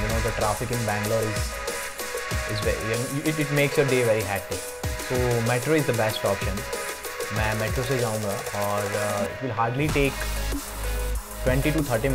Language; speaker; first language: English; non-native, local second language; Hindi